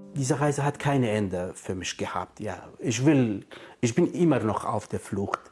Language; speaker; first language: German; non-native, fluent; Kurdish